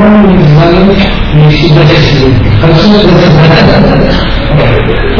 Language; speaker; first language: Russian; non-native, learner; Tibetan